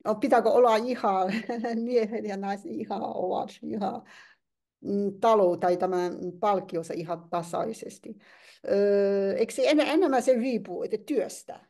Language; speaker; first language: Finnish; non-native, learner; Chinese